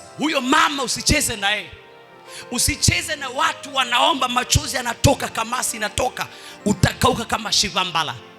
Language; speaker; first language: Swahili; non-native, local second language; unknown